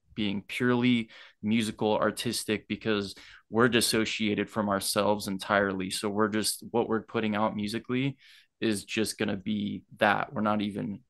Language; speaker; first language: English; native; English